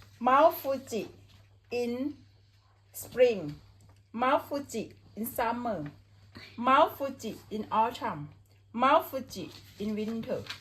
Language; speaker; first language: English; non-native, learner; Thai